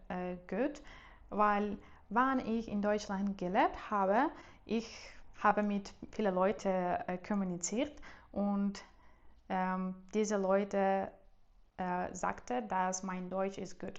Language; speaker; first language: German; non-native, learner; Russian